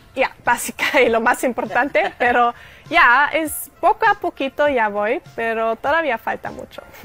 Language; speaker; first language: Spanish; non-native, learner; German